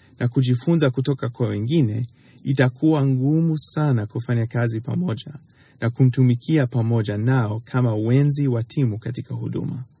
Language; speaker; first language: Swahili; early bilingual, other home language; English